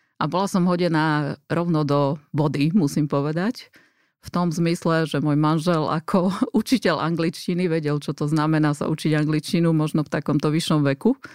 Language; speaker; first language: Slovak; native; Slovak